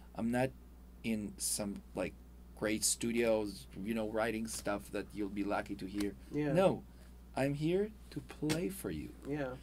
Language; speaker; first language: English; non-native, fluent; Hebrew